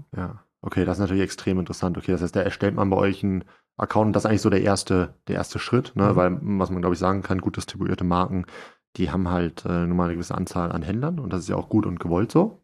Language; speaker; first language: German; native; German